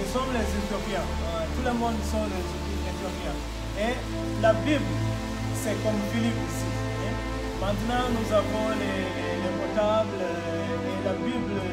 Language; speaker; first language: French; non-native, learner; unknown